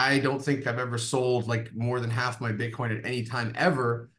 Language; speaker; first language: English; native; English